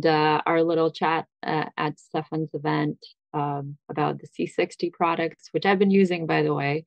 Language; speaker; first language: English; early bilingual, other home language; Russian